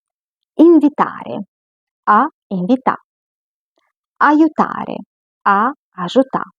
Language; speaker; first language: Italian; non-native, fluent; Romanian